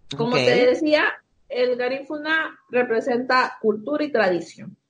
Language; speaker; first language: Spanish; native; Spanish